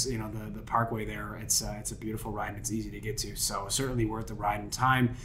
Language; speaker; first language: English; native; English